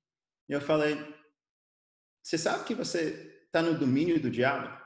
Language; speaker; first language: Portuguese; early bilingual, other home language; English